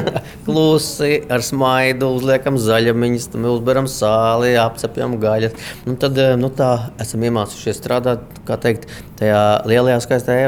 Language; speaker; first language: Latvian; native; Latvian